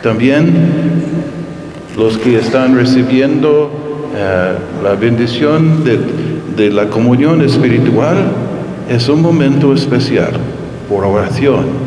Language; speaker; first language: Spanish; non-native, fluent; English